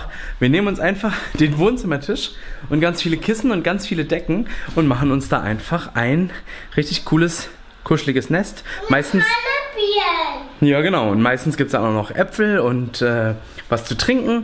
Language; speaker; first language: German; native; German